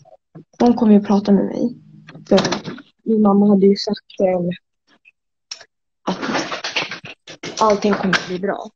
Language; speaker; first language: Swedish; native; Swedish